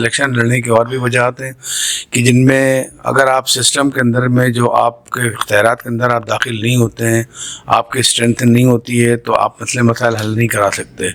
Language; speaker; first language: Urdu; native; Urdu